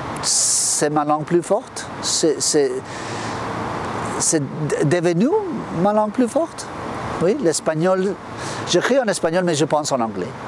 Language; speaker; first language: French; non-native, fluent; Spanish